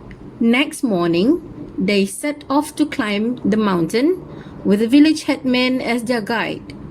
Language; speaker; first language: English; non-native, local second language; Malay